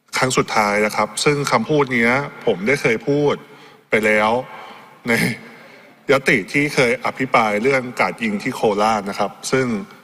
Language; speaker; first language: Thai; native; Thai